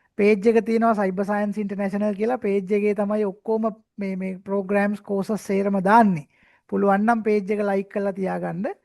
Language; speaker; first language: Sinhala; native; Sinhala